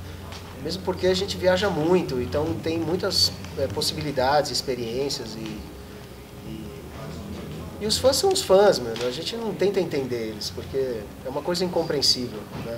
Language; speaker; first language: Portuguese; native; Portuguese